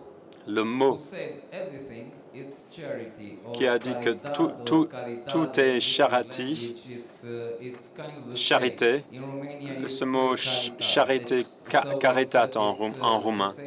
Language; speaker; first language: French; non-native, fluent; Romanian